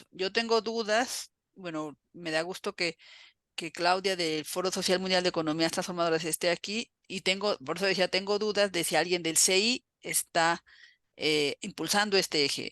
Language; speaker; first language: Spanish; native; Spanish